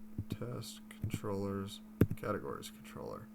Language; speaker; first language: English; native; English